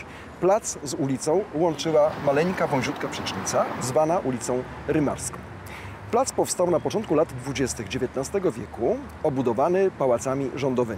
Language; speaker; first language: Polish; native; Polish